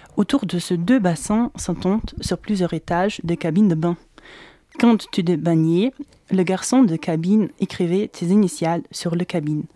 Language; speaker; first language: French; non-native, fluent; German